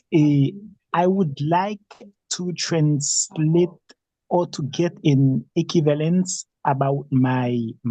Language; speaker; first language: English; non-native, learner; Haitian Creole